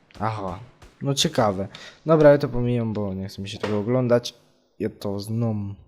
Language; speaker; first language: Polish; native; Polish